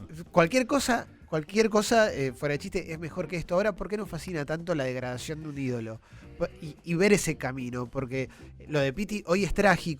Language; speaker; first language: Spanish; native; Spanish